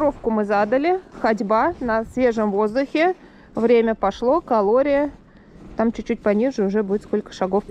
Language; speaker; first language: Russian; native; Russian